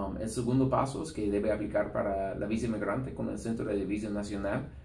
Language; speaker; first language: Spanish; non-native, fluent; English